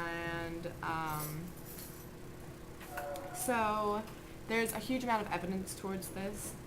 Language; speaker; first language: English; native; English